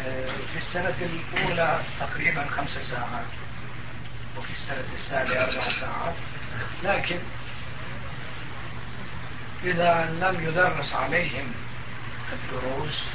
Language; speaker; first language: Arabic; non-native, fluent; Turkish